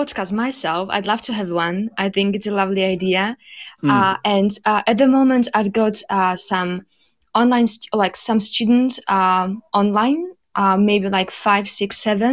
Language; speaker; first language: English; non-native, fluent; Slovak